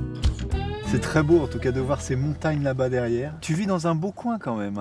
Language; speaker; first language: French; native; French